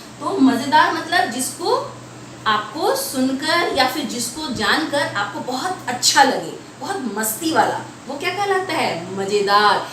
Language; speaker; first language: Hindi; native; Hindi